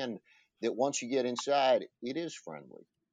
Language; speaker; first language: English; native; English